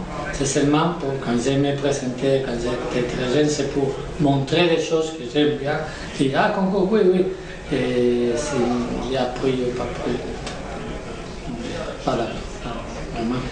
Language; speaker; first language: French; non-native, learner; Spanish